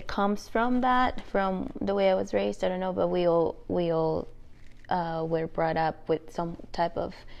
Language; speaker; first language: English; non-native, fluent; Spanish